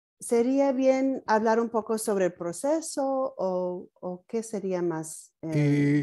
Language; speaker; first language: Spanish; non-native, fluent; English